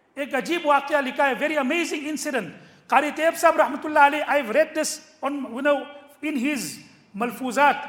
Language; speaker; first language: English; native; English